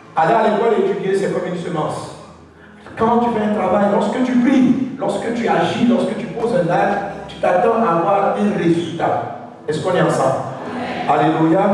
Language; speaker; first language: French; non-native, local second language; Dyula